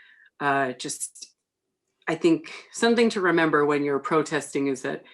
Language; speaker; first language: English; native; English